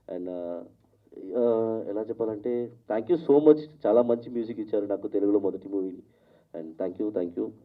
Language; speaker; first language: Telugu; non-native, learner; Malayalam